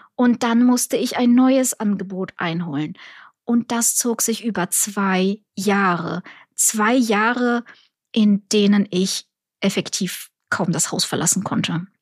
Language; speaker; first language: German; early bilingual, other home language; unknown